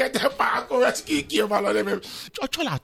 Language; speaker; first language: Hungarian; non-native, fluent; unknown